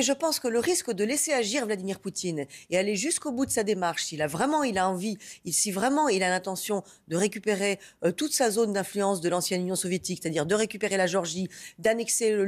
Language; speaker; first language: French; native; French